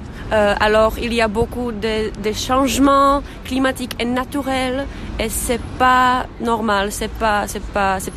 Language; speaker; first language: French; non-native, fluent; Czech